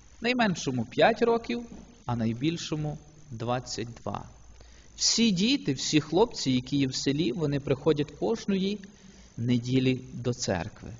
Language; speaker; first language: Ukrainian; native; Ukrainian